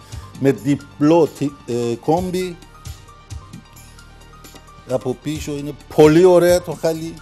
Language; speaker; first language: Greek; non-native, learner; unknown